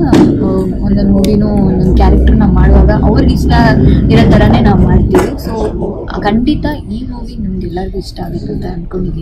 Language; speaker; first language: Kannada; non-native, local second language; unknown